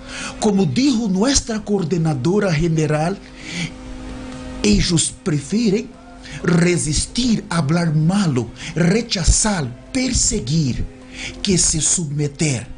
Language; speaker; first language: Spanish; non-native, learner; Portuguese